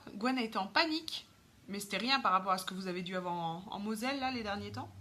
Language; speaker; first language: French; native; French